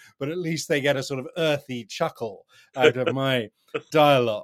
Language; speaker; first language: English; native; English